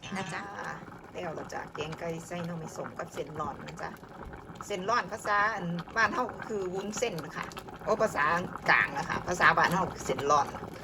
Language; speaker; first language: Thai; native; Thai